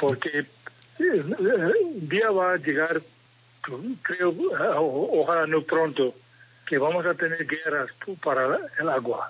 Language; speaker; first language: Spanish; non-native, fluent; English